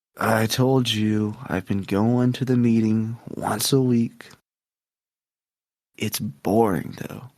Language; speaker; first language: English; native; English